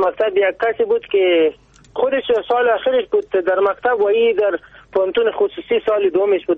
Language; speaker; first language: Persian; non-native, local second language; Pashto